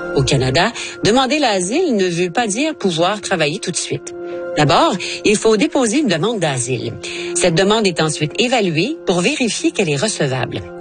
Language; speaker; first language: French; native; French